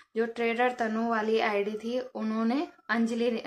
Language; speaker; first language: Hindi; native; Hindi